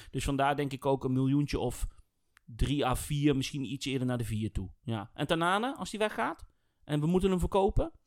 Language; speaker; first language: Dutch; native; Dutch